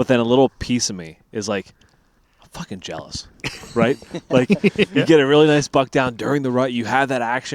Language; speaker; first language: English; native; English